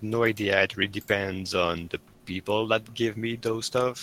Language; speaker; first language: English; non-native, fluent; French